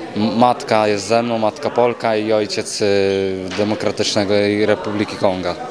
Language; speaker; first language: Polish; native; Polish